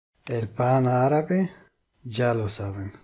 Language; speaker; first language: Spanish; non-native, fluent; Arabic